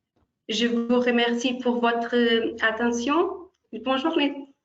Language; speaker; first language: French; non-native, fluent; Portuguese